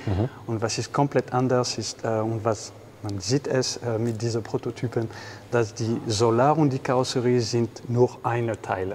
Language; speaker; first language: German; non-native, fluent; French